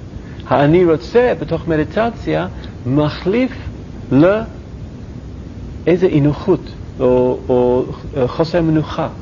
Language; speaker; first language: Hebrew; non-native, learner; English